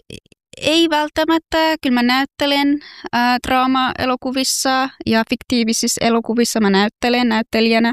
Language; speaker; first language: Finnish; non-native, fluent; Persian